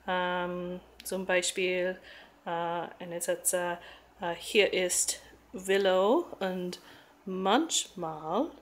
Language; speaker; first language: German; non-native, learner; English